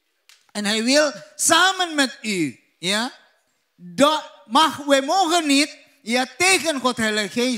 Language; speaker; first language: Dutch; non-native, learner; Indonesian